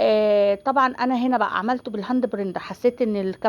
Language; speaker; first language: Arabic; native; Arabic